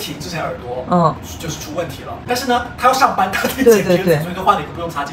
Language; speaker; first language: Chinese; native; Chinese